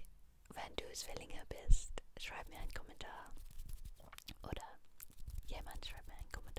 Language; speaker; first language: German; non-native, learner; English